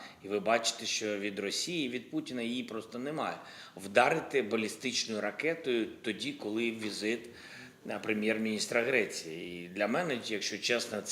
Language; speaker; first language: Ukrainian; non-native, local second language; Russian